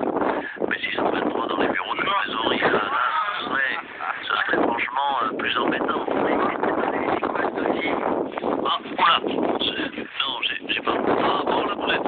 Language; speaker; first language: French; native; French